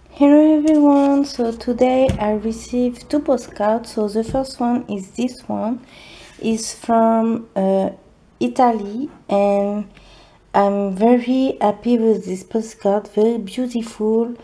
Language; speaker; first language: English; non-native, learner; French